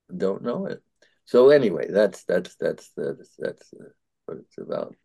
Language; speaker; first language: English; early bilingual, other home language; Yiddish